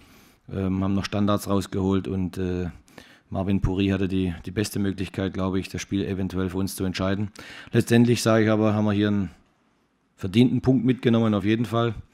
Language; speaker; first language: German; native; German